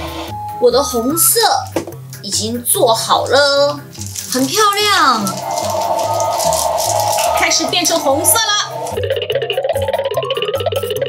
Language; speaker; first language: Chinese; native; Chinese